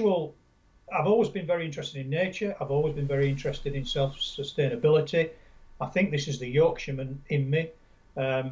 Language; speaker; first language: English; native; English